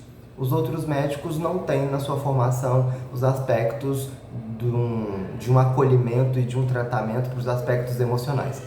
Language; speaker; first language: Portuguese; native; Portuguese